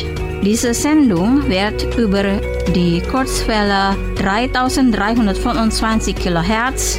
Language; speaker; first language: German; non-native, fluent; Indonesian